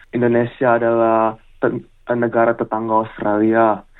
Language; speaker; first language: Indonesian; early bilingual, heritage; English